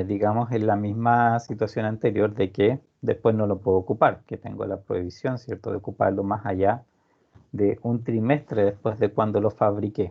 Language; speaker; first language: Spanish; native; Spanish